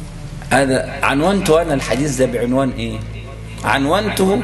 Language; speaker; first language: Arabic; native; Arabic